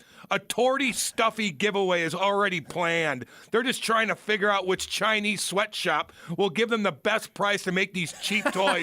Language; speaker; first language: English; native; English